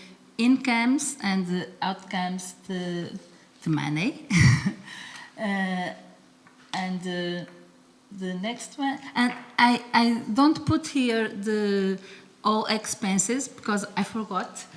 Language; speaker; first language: English; non-native, learner; Portuguese